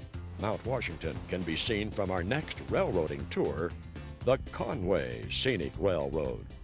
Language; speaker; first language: English; native; English